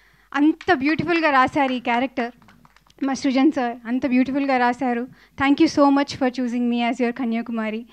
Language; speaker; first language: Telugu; non-native, fluent; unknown